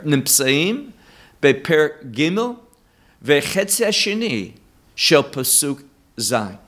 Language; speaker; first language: Hebrew; non-native, fluent; English